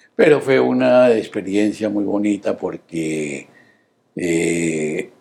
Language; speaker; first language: Spanish; native; Spanish